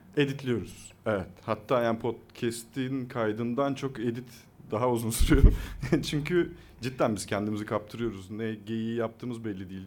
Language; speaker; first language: Turkish; native; Turkish